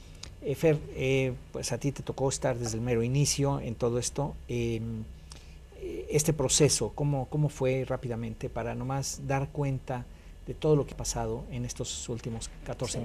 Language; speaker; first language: Spanish; native; Spanish